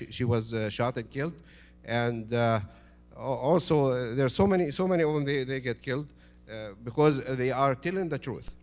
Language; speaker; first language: English; non-native, fluent; Arabic